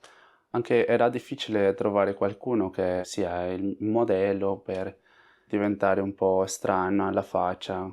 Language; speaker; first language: Italian; non-native, fluent; Spanish